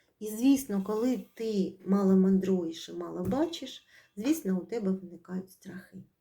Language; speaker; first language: Ukrainian; native; Ukrainian